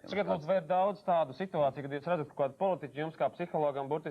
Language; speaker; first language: Latvian; native; Latvian